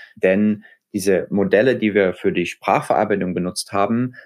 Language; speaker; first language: German; native; German